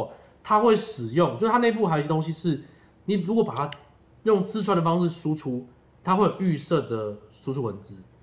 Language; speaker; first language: Chinese; native; Chinese